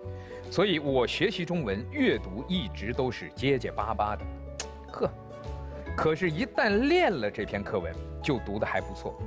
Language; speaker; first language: Chinese; native; Chinese